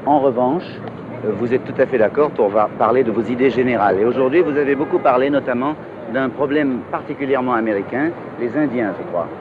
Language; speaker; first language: French; native; French